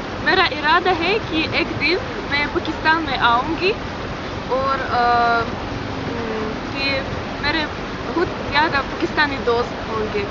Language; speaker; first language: Hindi; non-native, learner; Russian